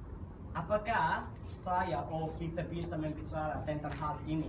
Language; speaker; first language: Indonesian; non-native, learner; English